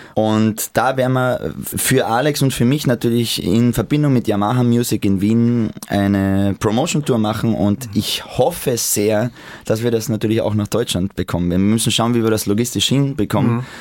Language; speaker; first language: German; native; German